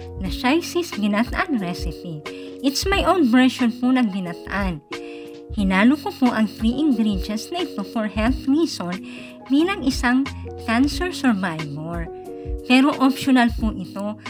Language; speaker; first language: Filipino; non-native, local second language; Bikol